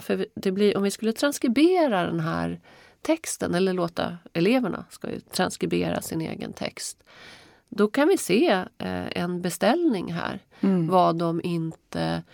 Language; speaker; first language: Swedish; native; Swedish